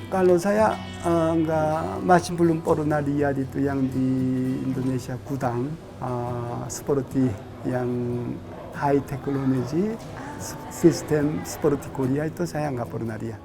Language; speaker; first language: Indonesian; non-native, learner; Korean